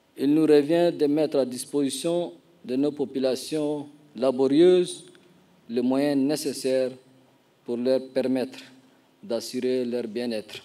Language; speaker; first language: French; non-native, local second language; Arabic